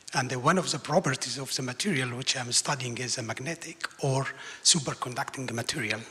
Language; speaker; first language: English; non-native, fluent; Arabic